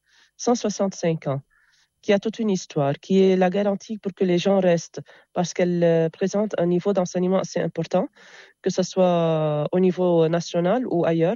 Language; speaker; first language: French; non-native, local second language; Arabic